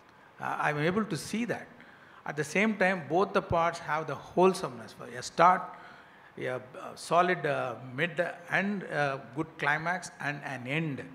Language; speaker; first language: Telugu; non-native, local second language; Tamil